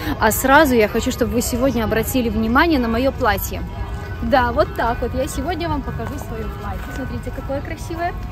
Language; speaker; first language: Russian; non-native, local second language; Belarusian